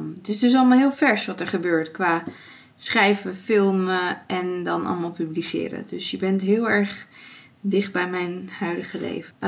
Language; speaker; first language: Dutch; early bilingual, other home language; Armenian